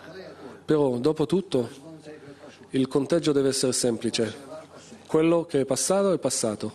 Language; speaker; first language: Italian; non-native, fluent; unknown